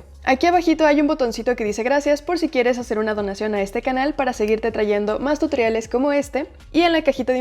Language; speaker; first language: Spanish; native; Spanish